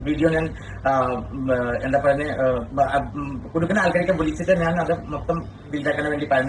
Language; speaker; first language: Malayalam; non-native, local second language; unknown